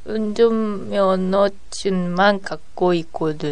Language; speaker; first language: Korean; non-native, learner; Japanese